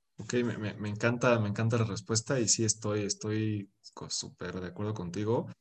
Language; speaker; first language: Spanish; native; Spanish